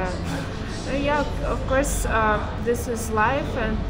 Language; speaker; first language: English; non-native, learner; Russian